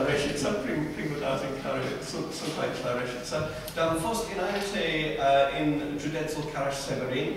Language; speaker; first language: Romanian; non-native, fluent; English